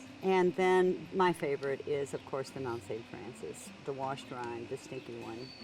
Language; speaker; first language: English; native; English